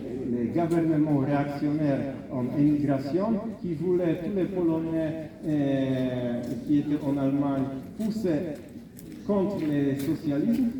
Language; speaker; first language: French; non-native, fluent; Polish